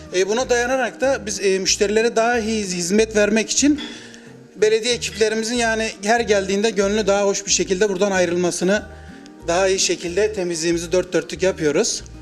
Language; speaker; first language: Turkish; native; Turkish